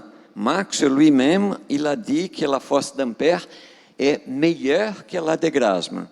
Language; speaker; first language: French; non-native, fluent; Portuguese